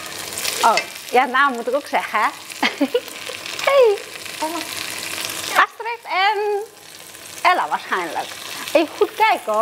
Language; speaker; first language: Dutch; non-native, fluent; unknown